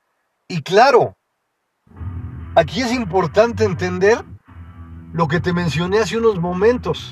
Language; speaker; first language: Spanish; native; Spanish